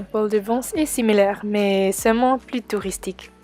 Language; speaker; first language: French; non-native, local second language; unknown